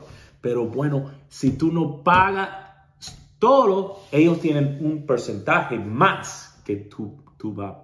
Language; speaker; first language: Spanish; non-native, learner; English